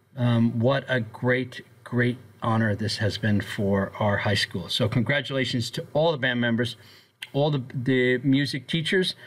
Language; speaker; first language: English; native; English